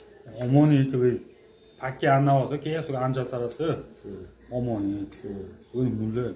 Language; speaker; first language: Korean; non-native, learner; Uzbek